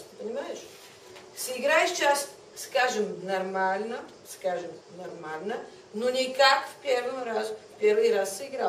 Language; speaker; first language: Russian; non-native, fluent; Bulgarian